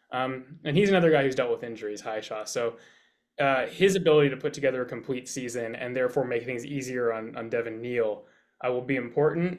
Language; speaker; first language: English; native; English